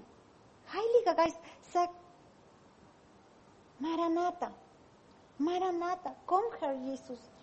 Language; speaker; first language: German; non-native, learner; Spanish